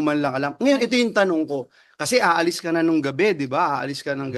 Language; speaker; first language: Filipino; native; Filipino